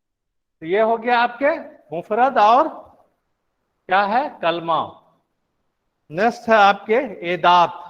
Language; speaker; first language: Urdu; native; Urdu